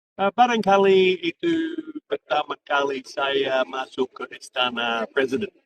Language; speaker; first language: Indonesian; non-native, fluent; English